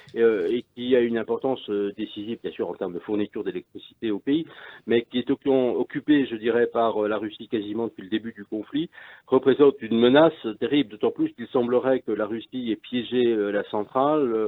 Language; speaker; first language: French; native; French